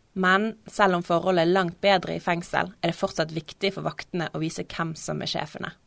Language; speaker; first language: Norwegian; native; Norwegian